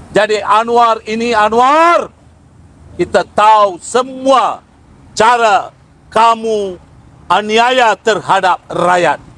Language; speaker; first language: Malay; non-native, local second language; Tamil